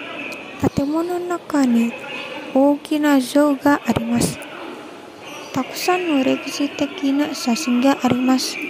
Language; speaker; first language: Japanese; non-native, learner; Indonesian